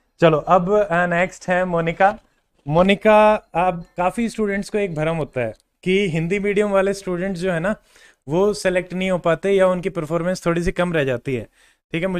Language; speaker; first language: Hindi; native; Hindi